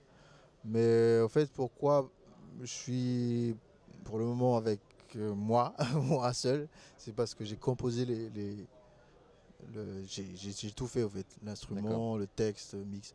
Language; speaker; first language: French; non-native, local second language; Malagasy